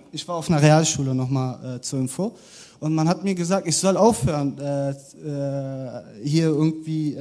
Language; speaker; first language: German; native; German